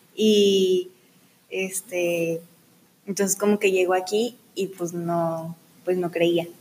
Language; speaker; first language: Spanish; native; Spanish